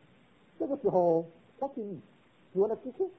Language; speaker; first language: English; non-native, fluent; Chinese